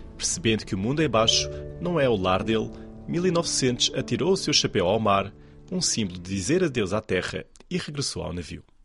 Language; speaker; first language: Portuguese; non-native, fluent; Chinese